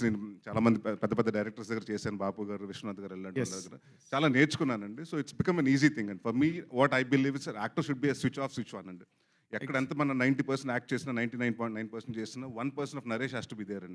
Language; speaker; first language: Telugu; native; Telugu